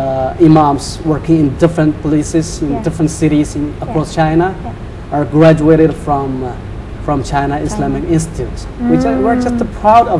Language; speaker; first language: English; non-native, fluent; Chinese